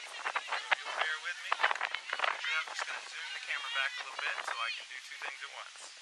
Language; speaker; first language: English; native; English